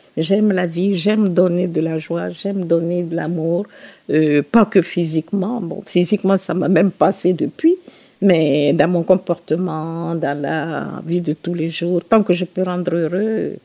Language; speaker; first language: French; non-native, local second language; Susu